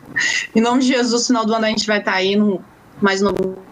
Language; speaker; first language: Portuguese; native; Portuguese